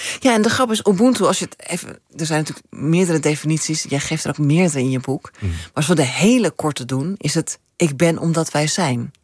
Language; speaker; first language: Dutch; native; Dutch